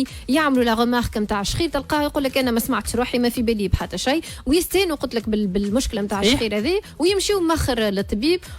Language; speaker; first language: Arabic; native; Arabic